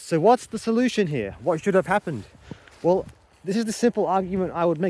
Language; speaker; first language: English; native; English